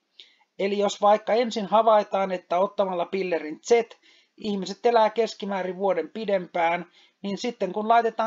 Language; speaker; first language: Finnish; native; Finnish